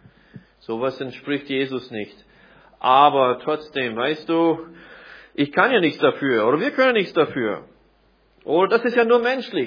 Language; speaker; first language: German; non-native, fluent; English